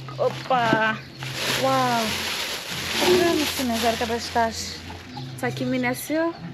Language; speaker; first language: Turkish; non-native, fluent; Portuguese